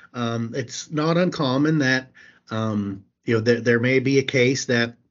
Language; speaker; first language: English; native; English